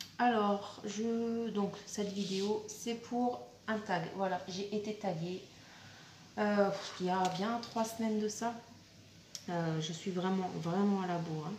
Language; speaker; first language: French; native; French